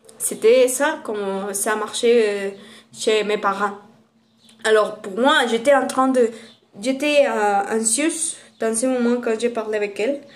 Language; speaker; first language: French; non-native, learner; Spanish